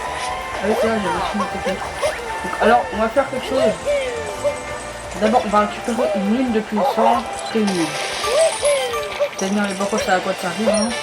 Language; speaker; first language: French; native; French